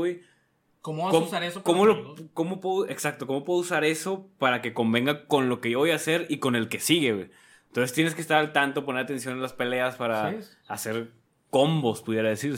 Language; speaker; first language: Spanish; native; Spanish